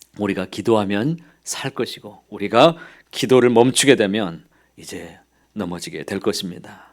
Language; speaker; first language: Korean; native; Korean